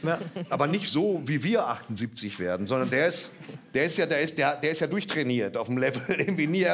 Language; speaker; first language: German; native; German